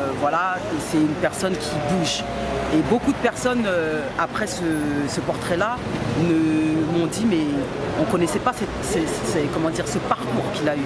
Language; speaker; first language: French; early bilingual, other home language; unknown